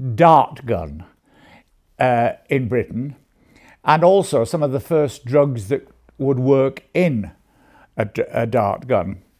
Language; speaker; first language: English; native; English